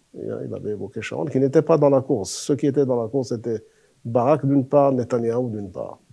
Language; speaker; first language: French; non-native, local second language; Arabic